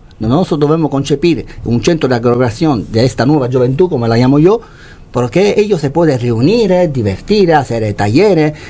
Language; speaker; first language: Spanish; non-native, fluent; Italian